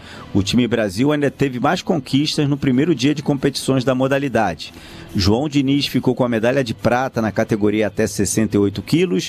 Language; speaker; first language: Portuguese; native; Portuguese